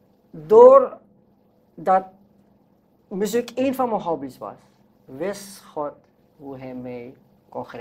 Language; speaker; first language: Dutch; non-native, local second language; Sranan Tongo